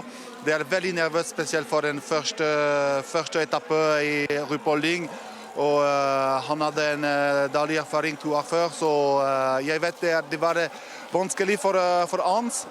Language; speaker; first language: Norwegian; non-native, fluent; French